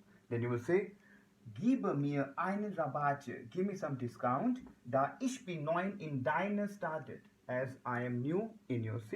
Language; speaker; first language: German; non-native, learner; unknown